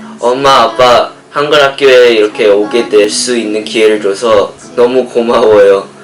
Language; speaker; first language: Korean; early bilingual, heritage; English